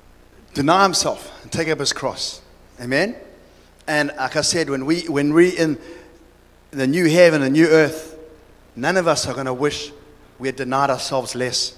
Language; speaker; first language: English; native; English